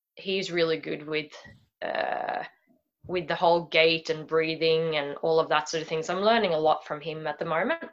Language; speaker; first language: English; non-native, fluent; Swedish